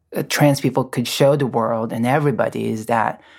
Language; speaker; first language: English; non-native, local second language; Filipino